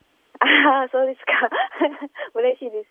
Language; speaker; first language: Japanese; non-native, learner; Chinese